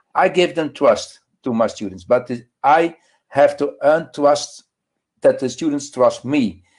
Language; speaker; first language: English; non-native, learner; Dutch